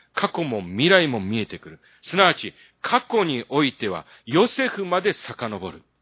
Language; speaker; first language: Japanese; early bilingual, other home language; Korean